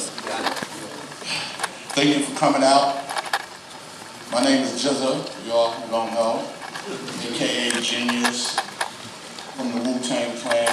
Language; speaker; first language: English; native; English